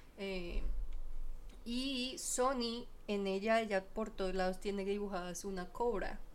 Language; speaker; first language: Spanish; early bilingual, heritage; Spanish